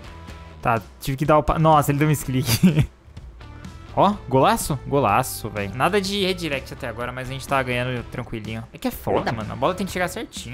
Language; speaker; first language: Portuguese; native; Portuguese